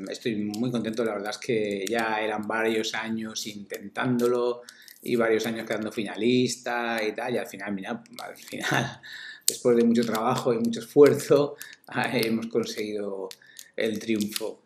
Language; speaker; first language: Spanish; native; Spanish